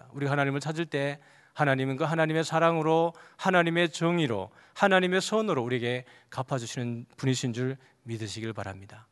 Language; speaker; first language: Korean; native; Korean